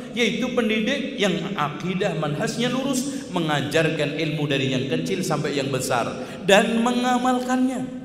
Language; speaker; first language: Indonesian; native; Indonesian